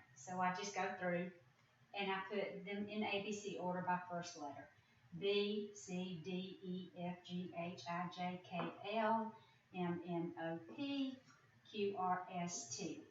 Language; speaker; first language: English; native; English